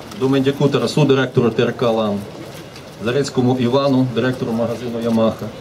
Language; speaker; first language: Ukrainian; native; Ukrainian